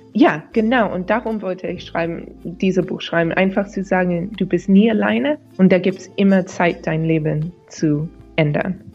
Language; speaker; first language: German; non-native, fluent; English